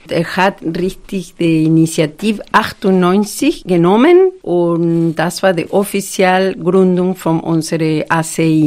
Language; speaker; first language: German; non-native, fluent; Spanish